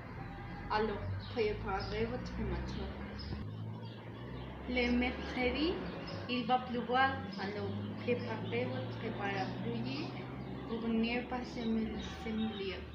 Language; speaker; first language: French; non-native, learner; Spanish